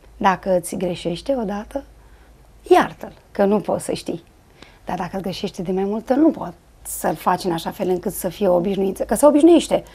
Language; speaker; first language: Romanian; native; Romanian